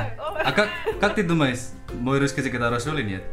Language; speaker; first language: Russian; non-native, learner; Indonesian